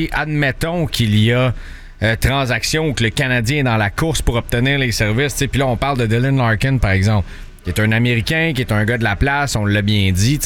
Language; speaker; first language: French; native; French